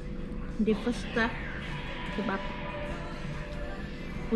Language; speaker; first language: Swedish; non-native, learner; Thai